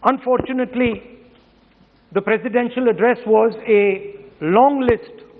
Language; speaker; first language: English; non-native, local second language; Hindi